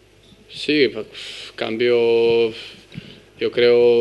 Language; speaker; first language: Spanish; non-native, learner; Serbian